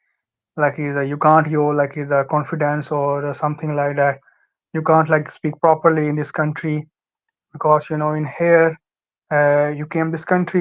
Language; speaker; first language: English; non-native, learner; Urdu